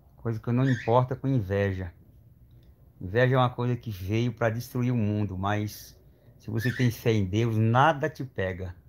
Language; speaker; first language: Portuguese; native; Portuguese